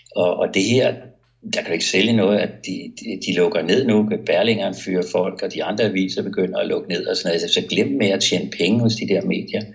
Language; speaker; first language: Danish; native; Danish